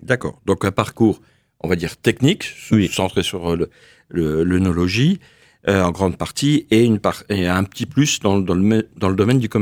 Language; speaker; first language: French; native; French